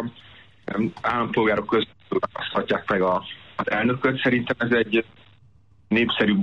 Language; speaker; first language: Hungarian; native; Hungarian